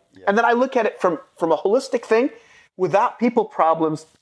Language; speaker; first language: English; non-native, fluent; Arabic